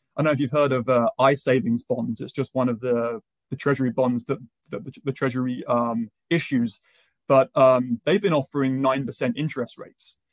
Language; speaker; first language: English; native; English